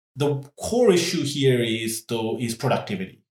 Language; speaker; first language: English; early bilingual, other home language; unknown